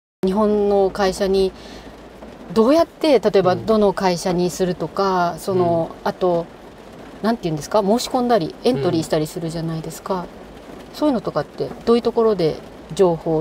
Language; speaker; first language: Japanese; native; Japanese